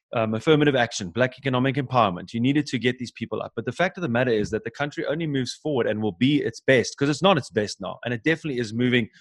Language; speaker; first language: English; native; English